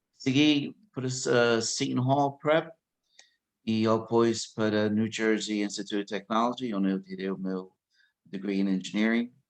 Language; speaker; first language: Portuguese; early bilingual, heritage; English